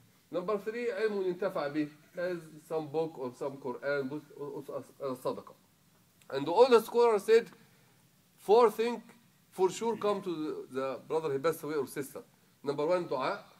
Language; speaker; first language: English; non-native, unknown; Arabic